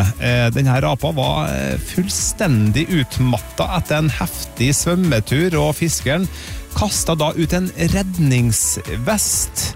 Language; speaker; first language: Norwegian; native; Norwegian